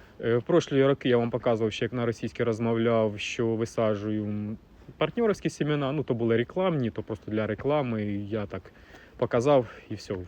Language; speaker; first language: Ukrainian; non-native, local second language; Russian